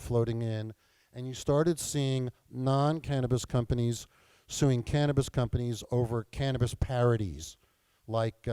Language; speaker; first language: English; native; English